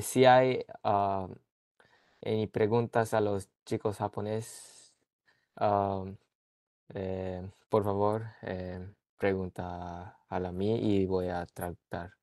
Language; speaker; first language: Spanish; early bilingual, heritage; Japanese